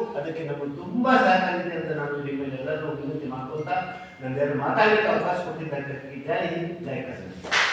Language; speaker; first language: Kannada; non-native, local second language; Hindi